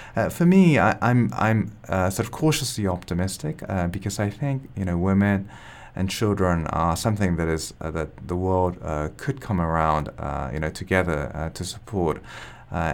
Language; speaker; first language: English; non-native, fluent; Japanese